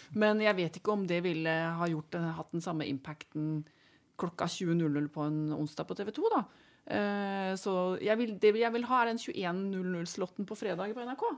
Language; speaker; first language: Norwegian; native; Norwegian